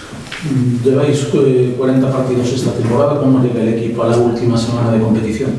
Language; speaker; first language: Spanish; native; Spanish